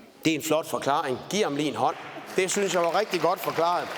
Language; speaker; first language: Danish; native; Danish